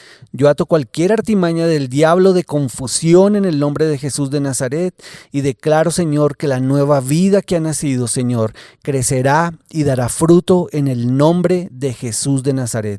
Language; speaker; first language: Spanish; native; Spanish